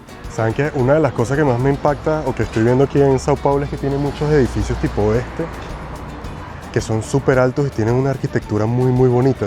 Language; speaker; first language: Spanish; native; Spanish